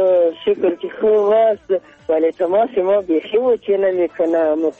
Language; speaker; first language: Persian; non-native, local second language; Pashto